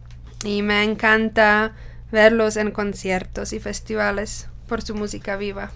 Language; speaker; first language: Spanish; non-native, learner; Czech